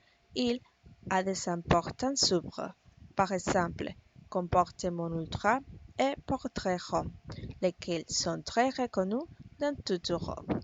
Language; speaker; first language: French; non-native, learner; Spanish